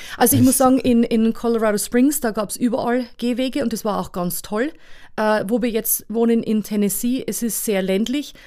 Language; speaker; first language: German; native; German